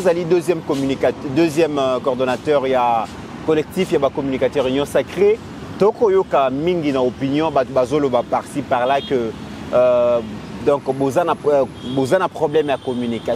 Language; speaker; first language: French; non-native, local second language; Lingala